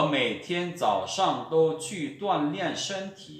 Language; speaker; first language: Chinese; non-native, fluent; Lao